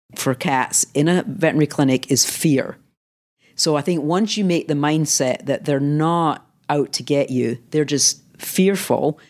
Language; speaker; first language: English; native; English